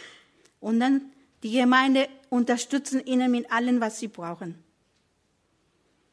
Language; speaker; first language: German; non-native, learner; Spanish